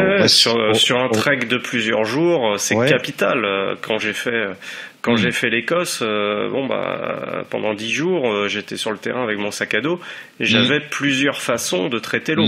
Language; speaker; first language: French; native; French